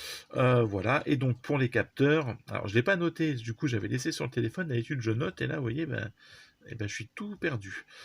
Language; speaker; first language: French; native; French